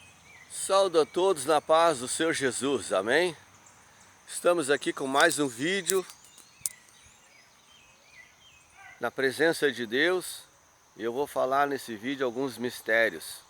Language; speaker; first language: Portuguese; native; Portuguese